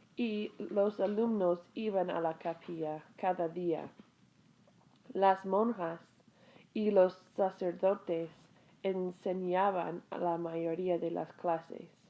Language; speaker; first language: Spanish; non-native, fluent; English